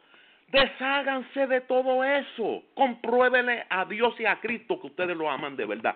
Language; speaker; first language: Spanish; native; Spanish